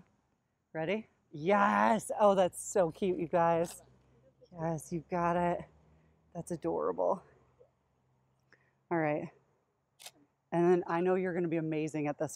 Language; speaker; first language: English; native; English